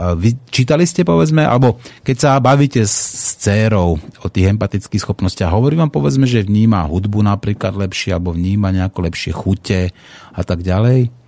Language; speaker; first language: Slovak; native; Slovak